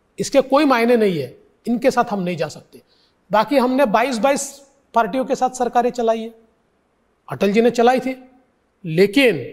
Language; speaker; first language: Hindi; non-native, local second language; Marathi